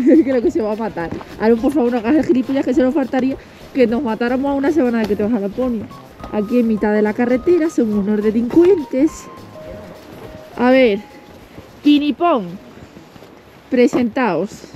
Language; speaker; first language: Spanish; native; Spanish